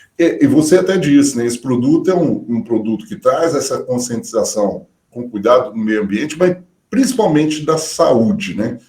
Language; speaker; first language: Portuguese; native; Portuguese